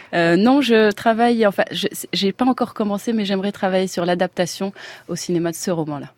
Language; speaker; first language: French; non-native, local second language; Arabic